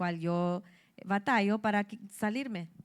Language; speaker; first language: Spanish; early bilingual, heritage; English